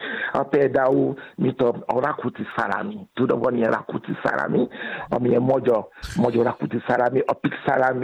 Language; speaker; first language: Hungarian; non-native, fluent; Yoruba